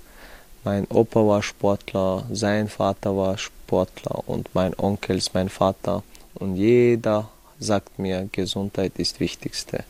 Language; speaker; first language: German; non-native, fluent; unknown